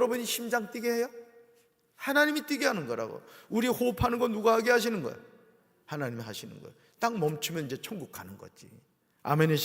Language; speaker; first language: Korean; native; Korean